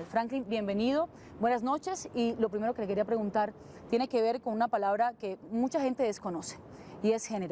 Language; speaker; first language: Spanish; native; Spanish